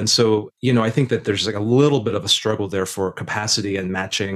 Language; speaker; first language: English; native; English